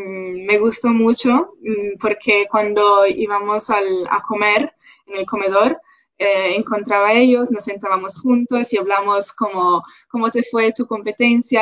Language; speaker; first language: Spanish; non-native, local second language; Italian